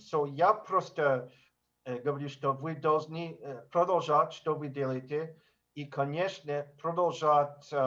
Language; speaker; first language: Russian; non-native, learner; English